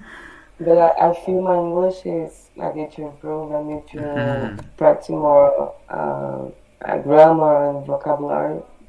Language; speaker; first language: English; non-native, learner; Portuguese